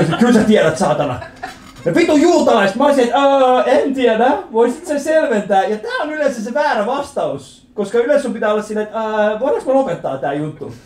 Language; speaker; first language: Finnish; early bilingual, other home language; Persian